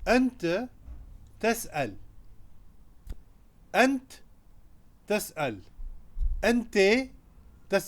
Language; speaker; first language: Arabic; non-native, fluent; Urdu